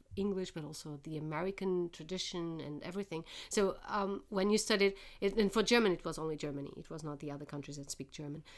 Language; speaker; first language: English; non-native, fluent; Portuguese